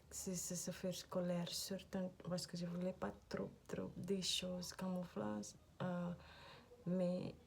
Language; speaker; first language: French; non-native, learner; Dutch